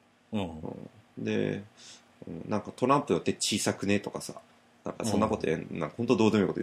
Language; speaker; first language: Japanese; native; Japanese